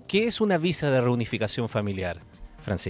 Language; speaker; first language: Spanish; native; Spanish